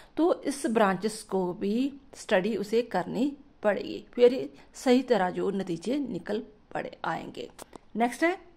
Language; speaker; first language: Hindi; non-native, local second language; Punjabi